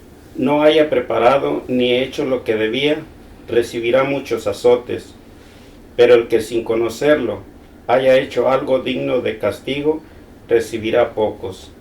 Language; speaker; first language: Spanish; native; Spanish